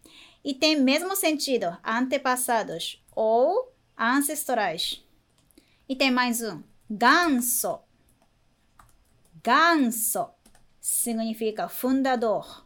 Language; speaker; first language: Portuguese; non-native, fluent; Japanese